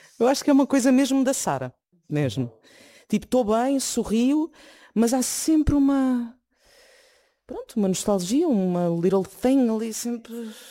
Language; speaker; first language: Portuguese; native; Portuguese